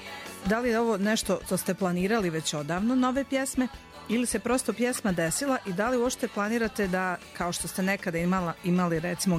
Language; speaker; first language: Croatian; native; Croatian